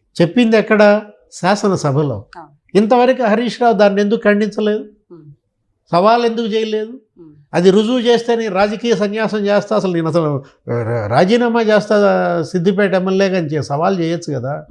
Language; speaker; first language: Telugu; native; Telugu